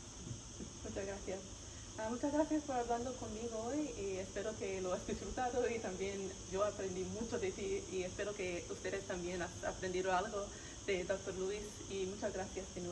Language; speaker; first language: Spanish; non-native, learner; English